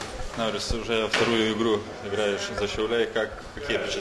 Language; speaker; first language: Russian; non-native, fluent; Lithuanian